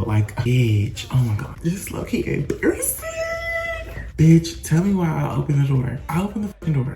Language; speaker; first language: English; native; English